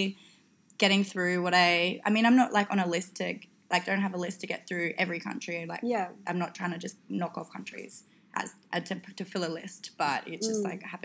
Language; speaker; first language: English; native; English